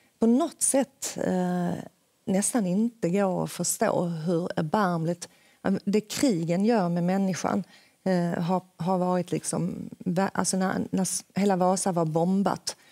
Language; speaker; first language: Swedish; early bilingual, other home language; Finnish